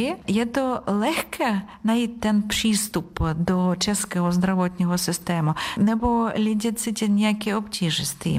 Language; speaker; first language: Czech; non-native, learner; Ukrainian